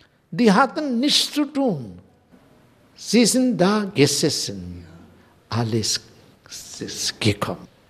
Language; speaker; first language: German; non-native, fluent; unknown